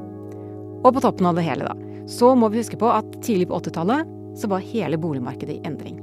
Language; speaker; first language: Norwegian; native; Norwegian